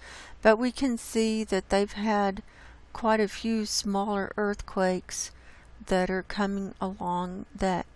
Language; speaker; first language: English; native; English